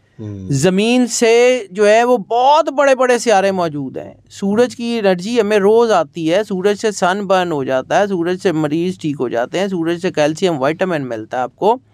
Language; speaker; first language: Urdu; non-native, local second language; Punjabi